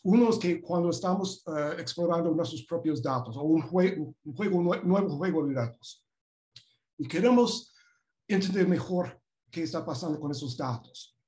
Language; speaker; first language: Spanish; non-native, fluent; English